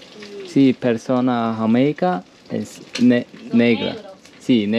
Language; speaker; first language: Spanish; non-native, learner; Turkish